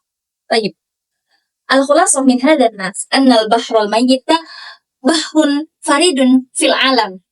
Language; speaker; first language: Arabic; non-native, learner; Indonesian